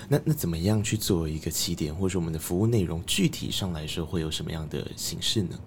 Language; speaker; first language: Chinese; native; Chinese